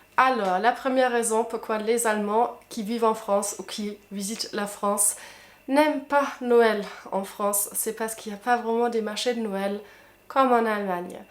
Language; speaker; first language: French; non-native, fluent; German